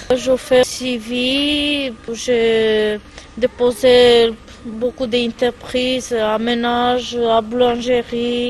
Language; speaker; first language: French; non-native, learner; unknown